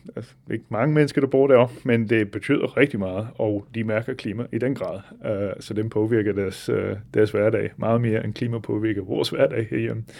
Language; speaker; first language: Danish; non-native, fluent; English